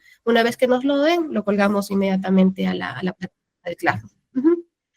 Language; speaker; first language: Spanish; native; Spanish